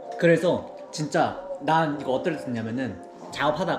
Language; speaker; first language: Korean; native; Korean